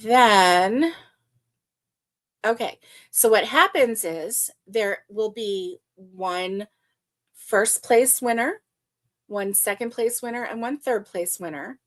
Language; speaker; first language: English; native; English